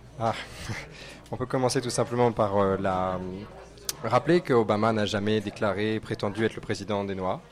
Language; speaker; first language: French; native; French